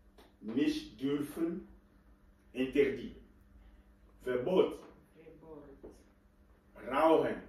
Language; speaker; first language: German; non-native, learner; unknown